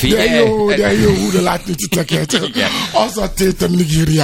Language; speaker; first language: Hungarian; non-native, fluent; Yoruba